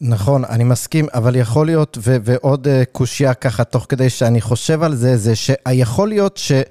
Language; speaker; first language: Hebrew; early bilingual, other home language; English